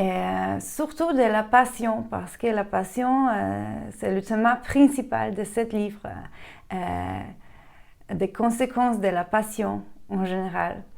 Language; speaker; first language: French; non-native, fluent; Polish